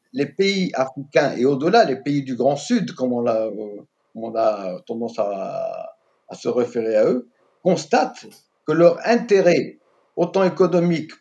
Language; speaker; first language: French; non-native, local second language; Arabic